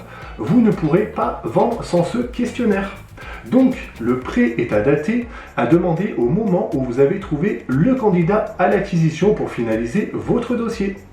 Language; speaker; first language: French; native; French